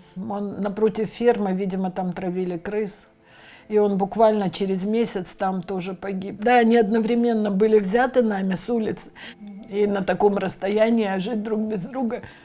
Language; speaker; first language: Russian; native; Russian